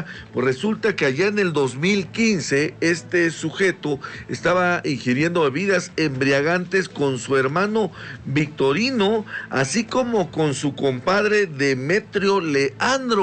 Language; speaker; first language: Spanish; native; Spanish